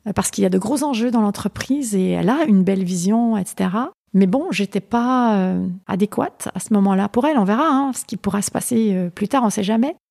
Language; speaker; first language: French; native; French